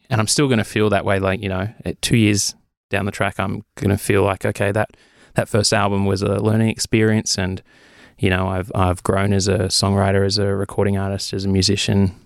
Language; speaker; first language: English; native; English